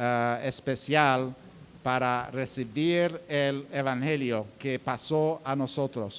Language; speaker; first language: Spanish; non-native, fluent; English